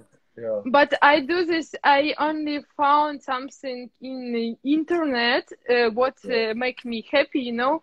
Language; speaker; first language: English; non-native, learner; Russian